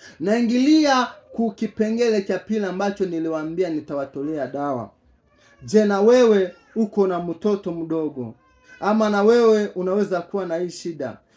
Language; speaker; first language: Swahili; native; Swahili